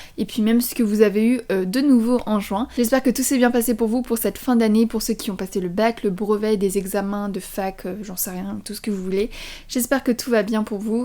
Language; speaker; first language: French; early bilingual, other home language; Vietnamese